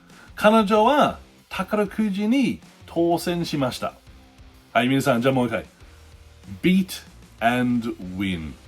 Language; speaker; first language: Japanese; non-native, fluent; English